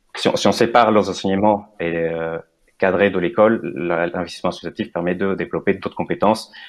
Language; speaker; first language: French; non-native, fluent; Spanish